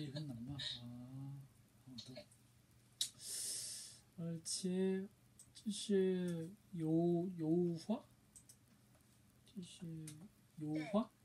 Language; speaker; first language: Chinese; non-native, learner; Korean